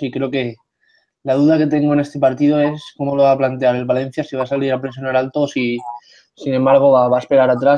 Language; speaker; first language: Spanish; native; Spanish